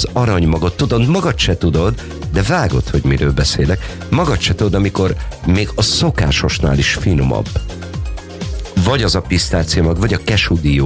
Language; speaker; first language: Hungarian; native; Hungarian